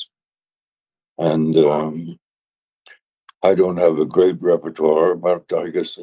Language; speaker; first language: English; native; English